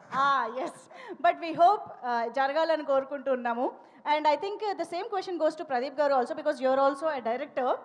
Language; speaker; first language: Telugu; native; Telugu